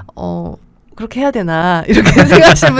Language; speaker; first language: Korean; native; Korean